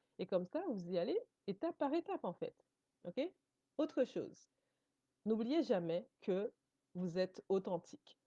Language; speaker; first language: French; native; French